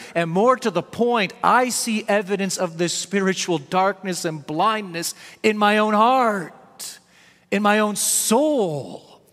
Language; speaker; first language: English; native; English